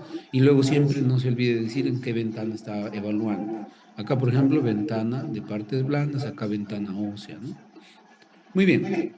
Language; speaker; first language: Spanish; native; Spanish